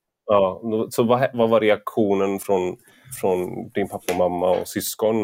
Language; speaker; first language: Swedish; native; Swedish